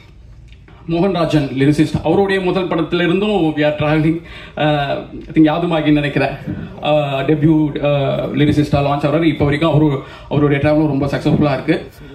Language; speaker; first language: Tamil; native; Tamil